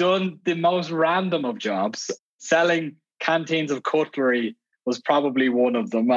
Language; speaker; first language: English; native; English